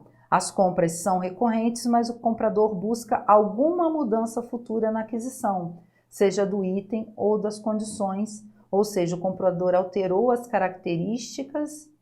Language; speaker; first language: Portuguese; native; Portuguese